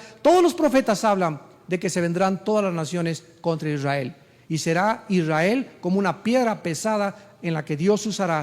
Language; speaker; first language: Spanish; native; Spanish